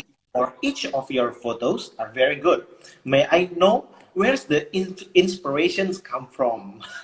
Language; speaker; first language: English; non-native, fluent; Indonesian